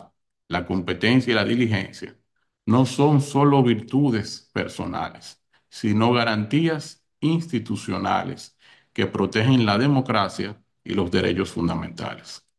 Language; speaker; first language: Spanish; native; Spanish